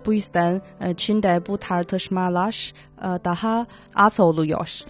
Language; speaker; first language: Turkish; non-native, fluent; Chinese